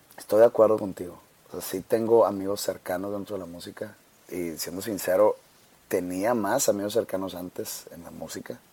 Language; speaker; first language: Spanish; native; Spanish